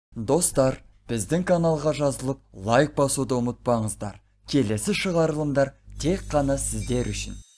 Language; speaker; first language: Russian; non-native, local second language; Kazakh